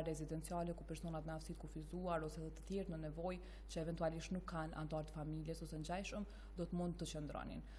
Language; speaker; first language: Albanian; native; Albanian